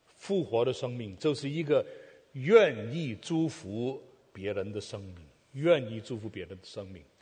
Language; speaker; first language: Chinese; non-native, local second language; Cantonese